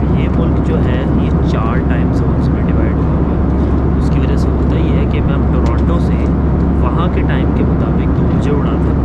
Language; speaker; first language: Urdu; native; Urdu